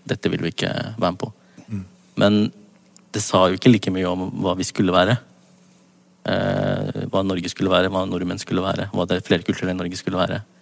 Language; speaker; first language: Norwegian; native; Norwegian